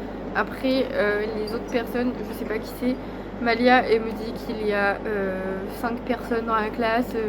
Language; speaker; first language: French; native; French